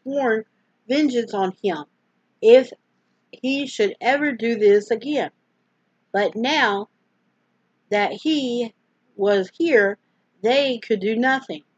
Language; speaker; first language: English; native; English